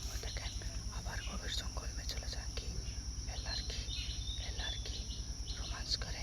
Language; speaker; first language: Hindi; non-native, learner; Bangla